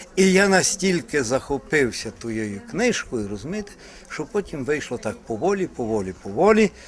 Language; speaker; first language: Ukrainian; native; Ukrainian